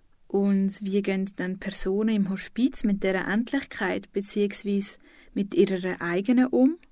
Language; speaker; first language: German; native; German